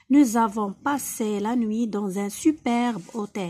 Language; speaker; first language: French; non-native, local second language; Arabic